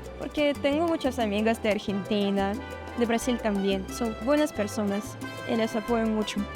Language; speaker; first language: Spanish; non-native, fluent; Russian